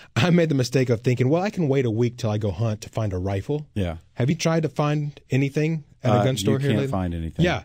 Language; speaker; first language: English; native; English